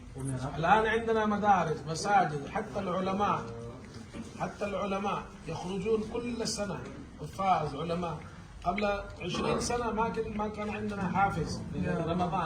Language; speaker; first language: Arabic; non-native, fluent; Urdu